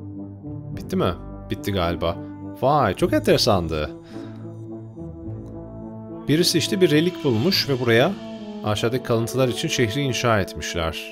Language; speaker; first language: Turkish; native; Turkish